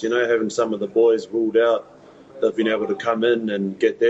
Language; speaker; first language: English; native; English